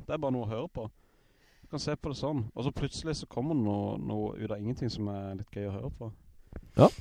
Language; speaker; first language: Norwegian; native; Norwegian